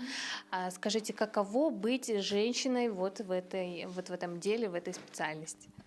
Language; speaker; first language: Russian; native; Russian